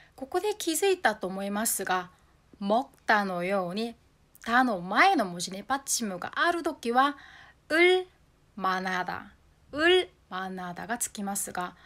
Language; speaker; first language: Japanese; non-native, fluent; Korean